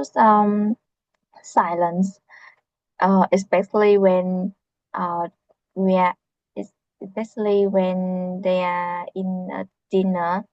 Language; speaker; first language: English; non-native, learner; Vietnamese